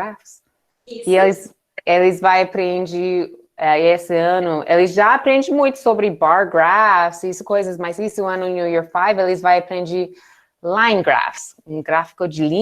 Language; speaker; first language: Portuguese; non-native, learner; English